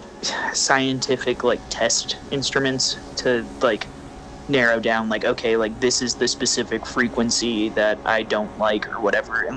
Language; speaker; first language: English; native; English